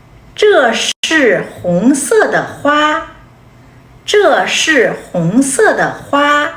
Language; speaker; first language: Chinese; non-native, fluent; Kazakh